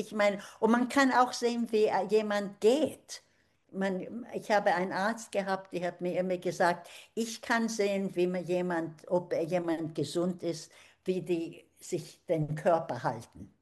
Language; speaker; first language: German; early bilingual, heritage; German